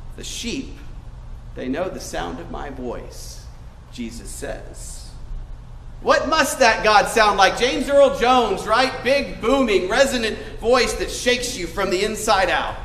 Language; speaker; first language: English; native; English